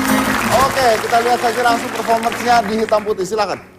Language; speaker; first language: Indonesian; native; Indonesian